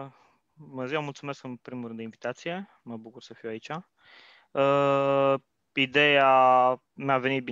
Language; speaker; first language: Romanian; native; Romanian